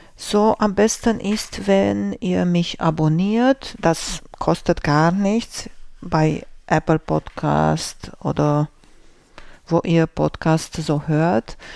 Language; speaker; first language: German; non-native, fluent; Romanian